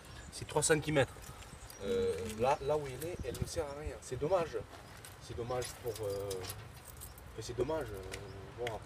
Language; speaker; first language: French; native; French